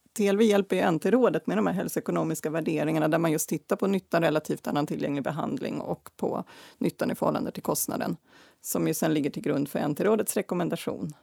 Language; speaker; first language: Swedish; native; Swedish